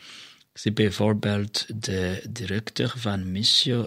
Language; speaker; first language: Dutch; non-native, fluent; Kinyarwanda